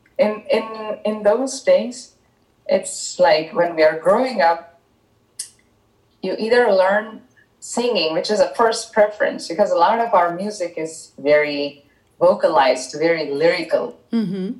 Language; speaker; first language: English; non-native, local second language; Tamil